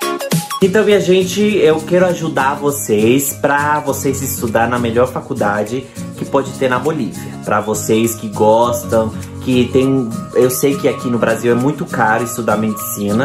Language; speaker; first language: Portuguese; non-native, fluent; Spanish